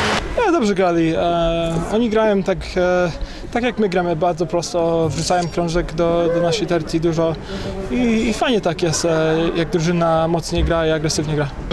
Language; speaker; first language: Polish; early bilingual, heritage; English